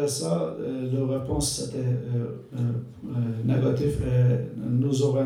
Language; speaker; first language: French; non-native, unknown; Turkish